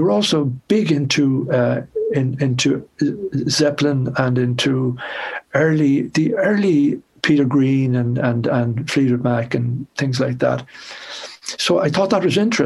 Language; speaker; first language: English; native; English